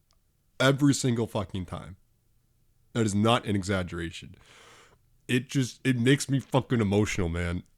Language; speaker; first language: English; native; English